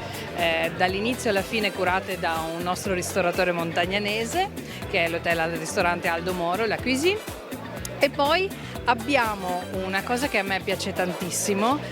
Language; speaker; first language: Italian; native; Italian